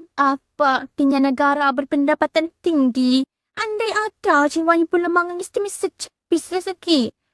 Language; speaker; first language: Malay; native; Malay